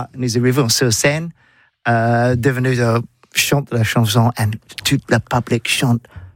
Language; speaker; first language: French; non-native, learner; English